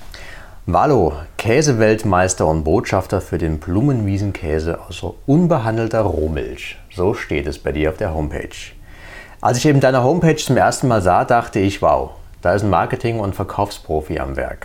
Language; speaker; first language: German; native; German